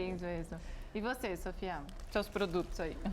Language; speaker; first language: Portuguese; native; Portuguese